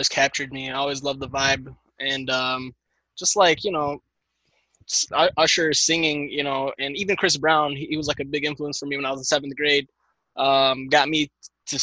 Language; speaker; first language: English; native; English